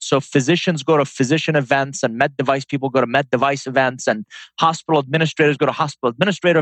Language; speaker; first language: English; non-native, fluent; Persian